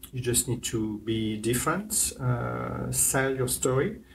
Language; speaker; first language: English; non-native, fluent; French